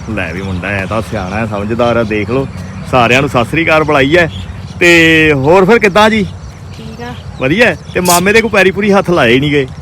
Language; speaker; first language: Punjabi; native; Punjabi